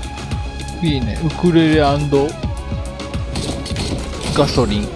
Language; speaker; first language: Japanese; native; Japanese